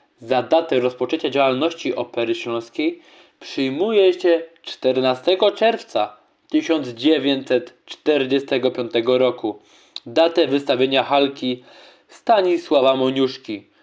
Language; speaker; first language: Polish; native; Polish